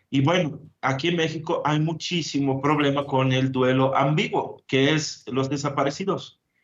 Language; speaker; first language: Spanish; non-native, fluent; Italian